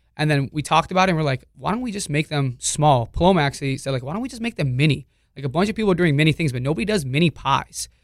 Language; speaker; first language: English; native; English